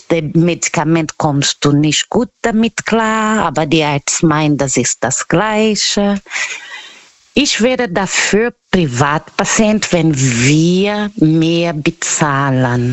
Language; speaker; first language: German; non-native, fluent; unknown